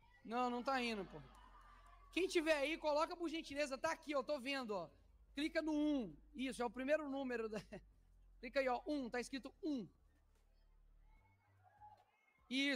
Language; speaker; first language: Portuguese; native; Portuguese